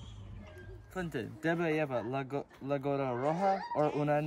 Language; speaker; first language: Spanish; non-native, learner; English